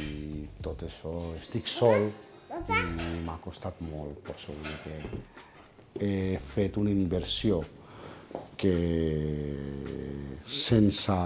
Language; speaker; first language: Catalan; non-native, fluent; Bangla